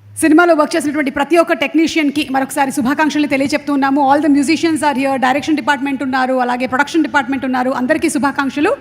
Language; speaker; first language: Telugu; native; Telugu